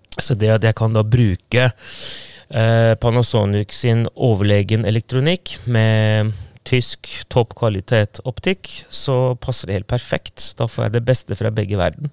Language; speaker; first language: Norwegian; non-native, fluent; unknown